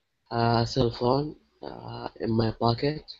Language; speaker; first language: English; non-native, learner; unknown